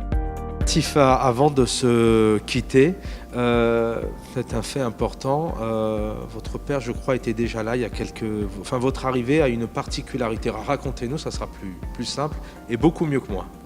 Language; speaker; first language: French; native; French